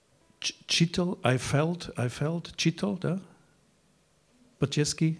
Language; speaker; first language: Czech; non-native, learner; Dutch